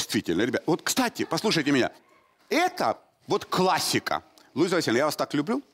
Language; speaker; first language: Russian; native; Russian